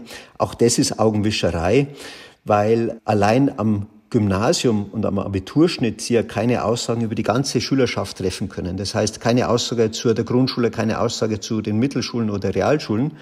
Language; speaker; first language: German; native; German